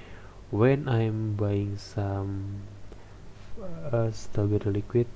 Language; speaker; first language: English; non-native, learner; Indonesian